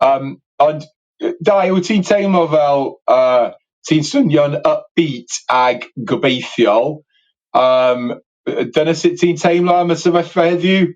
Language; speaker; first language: Welsh; native; Welsh